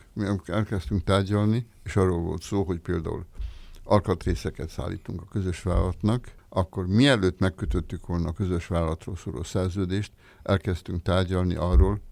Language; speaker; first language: Hungarian; native; Hungarian